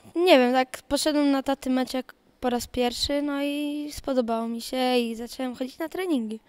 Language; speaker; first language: Polish; native; Polish